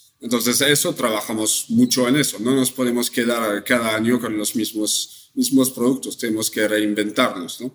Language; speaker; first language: Spanish; non-native, fluent; French